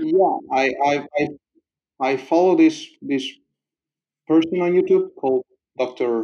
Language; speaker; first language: English; non-native, fluent; Italian